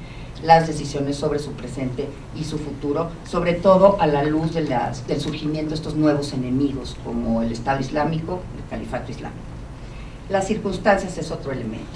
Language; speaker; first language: Spanish; native; Spanish